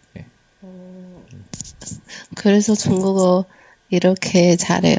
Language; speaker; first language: Korean; non-native, learner; Chinese